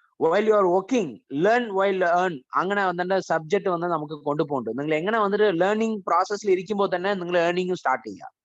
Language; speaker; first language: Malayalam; early bilingual, heritage; Malayalam